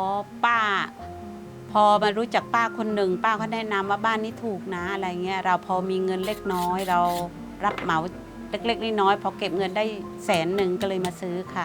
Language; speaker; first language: Thai; native; Thai